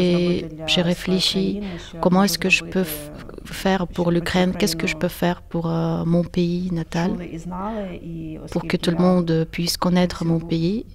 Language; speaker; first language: French; non-native, fluent; Ukrainian